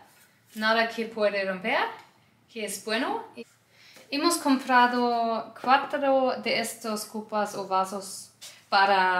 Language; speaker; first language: Spanish; non-native, learner; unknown